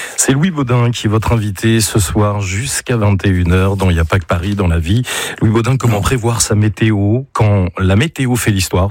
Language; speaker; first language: French; native; French